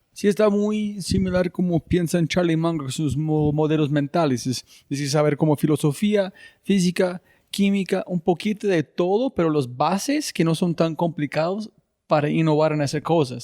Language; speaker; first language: Spanish; non-native, fluent; English